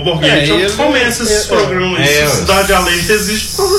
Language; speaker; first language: Portuguese; native; Portuguese